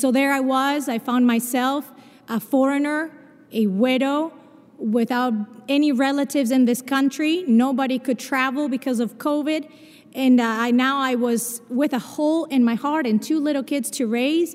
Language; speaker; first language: English; non-native, fluent; Spanish